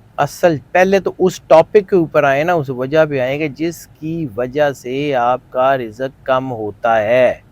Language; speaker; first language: Urdu; non-native, local second language; Punjabi